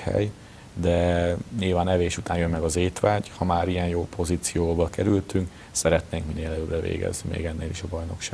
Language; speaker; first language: Hungarian; native; Hungarian